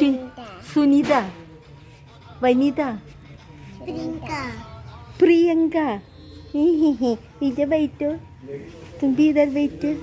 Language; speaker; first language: Hindi; non-native, local second language; Malayalam